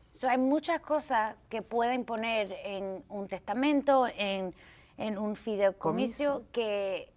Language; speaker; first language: Spanish; early bilingual, heritage; English